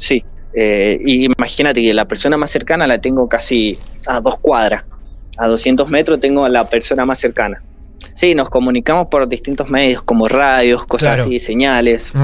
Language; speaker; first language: Spanish; native; Spanish